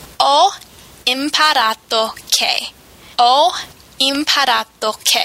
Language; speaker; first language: Italian; non-native, fluent; English